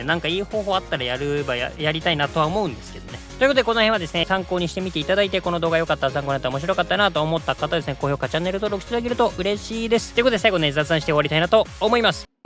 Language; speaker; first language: Japanese; native; Japanese